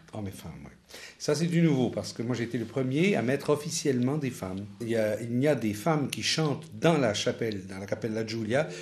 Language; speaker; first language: French; native; French